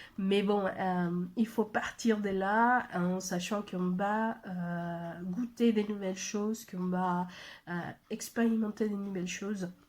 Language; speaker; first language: French; non-native, fluent; Spanish